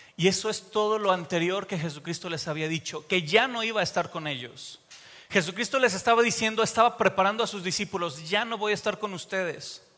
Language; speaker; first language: Spanish; native; Spanish